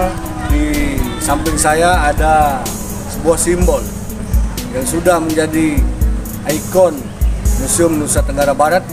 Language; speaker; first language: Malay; non-native, local second language; Sasak